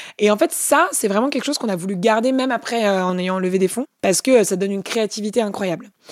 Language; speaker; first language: French; native; French